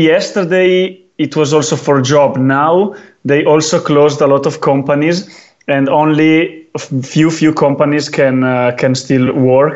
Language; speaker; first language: English; non-native, fluent; Italian